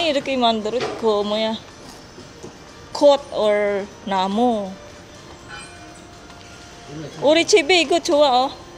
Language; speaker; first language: Korean; non-native, learner; Filipino